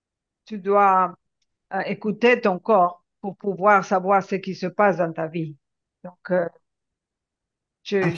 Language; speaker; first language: French; non-native, fluent; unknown